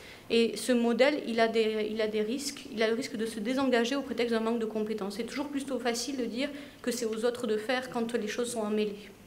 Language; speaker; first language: French; native; French